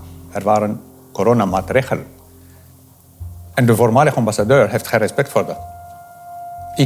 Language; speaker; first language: Dutch; non-native, fluent; Arabic